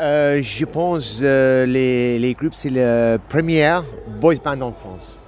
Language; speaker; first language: French; non-native, learner; English